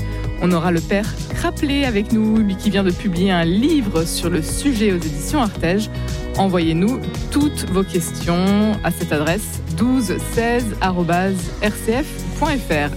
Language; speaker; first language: French; native; French